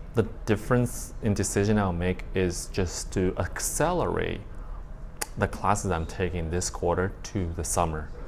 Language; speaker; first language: English; early bilingual, other home language; Chinese